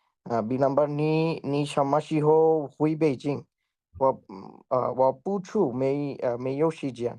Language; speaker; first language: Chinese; non-native, learner; Bangla